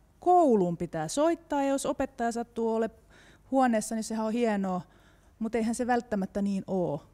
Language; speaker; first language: Finnish; native; Finnish